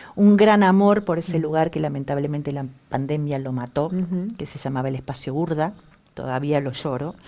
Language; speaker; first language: Spanish; native; Spanish